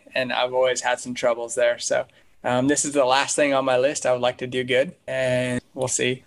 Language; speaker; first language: English; native; English